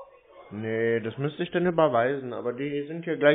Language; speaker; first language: German; native; German